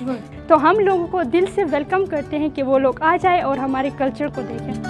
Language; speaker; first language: Hindi; non-native, local second language; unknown